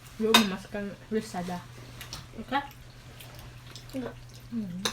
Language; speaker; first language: Norwegian; non-native, learner; Thai